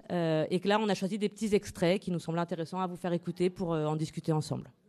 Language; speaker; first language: French; native; French